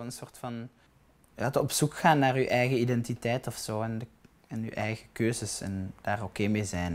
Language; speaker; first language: Dutch; native; Dutch